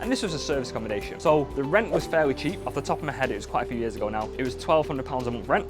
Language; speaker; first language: English; native; English